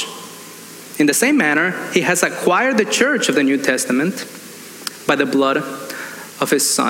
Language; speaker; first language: English; non-native, fluent; Spanish